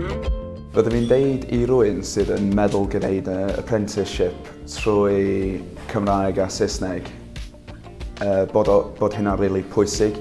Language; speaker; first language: Welsh; non-native, local second language; English